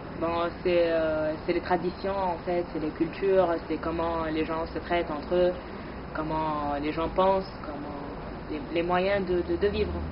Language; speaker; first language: French; non-native, fluent; Arabic